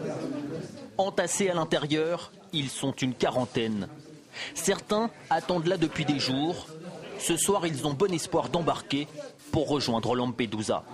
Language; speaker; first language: French; native; French